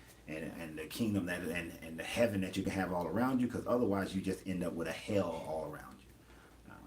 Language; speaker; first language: English; native; English